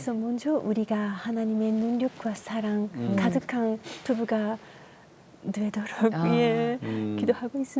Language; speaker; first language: Korean; non-native, learner; Japanese